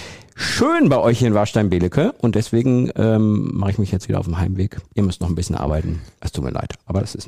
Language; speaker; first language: German; native; German